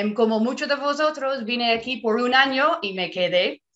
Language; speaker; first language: Spanish; non-native, fluent; English